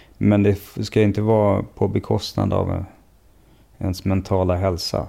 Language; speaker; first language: Swedish; native; Swedish